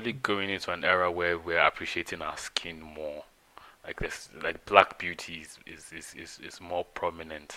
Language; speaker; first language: English; non-native, local second language; Yoruba